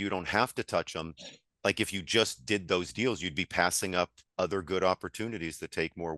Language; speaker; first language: English; native; English